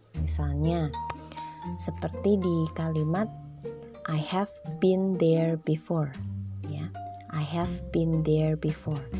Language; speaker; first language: English; non-native, fluent; Indonesian